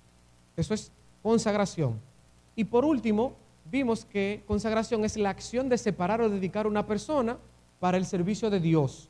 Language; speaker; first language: Spanish; native; Spanish